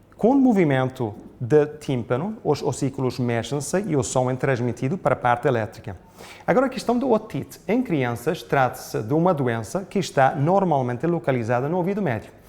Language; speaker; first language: Portuguese; non-native, fluent; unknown